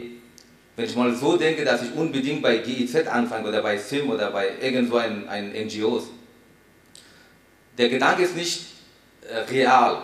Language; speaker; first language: German; non-native, fluent; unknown